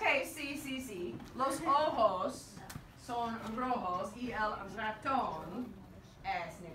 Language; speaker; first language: Spanish; non-native, fluent; English